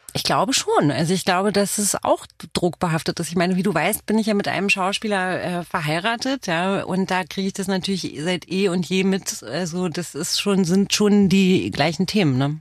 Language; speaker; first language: German; early bilingual, other home language; Romanian